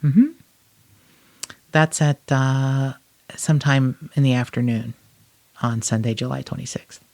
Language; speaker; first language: English; native; English